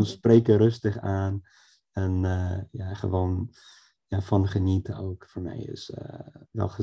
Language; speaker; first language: Dutch; non-native, fluent; English